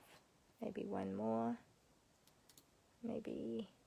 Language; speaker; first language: English; native; English